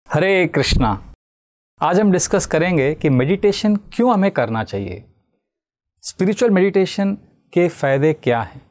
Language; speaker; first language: Hindi; non-native, local second language; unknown